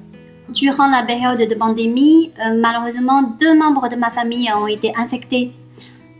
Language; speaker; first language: French; non-native, fluent; Chinese